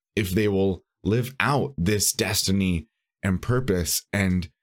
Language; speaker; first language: English; native; English